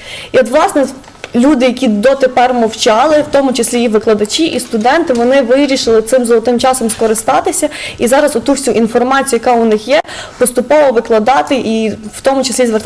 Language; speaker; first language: Ukrainian; native; Ukrainian